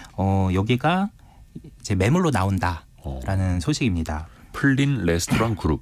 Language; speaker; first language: Korean; native; Korean